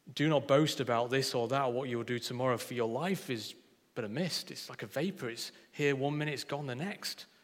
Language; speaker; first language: English; native; English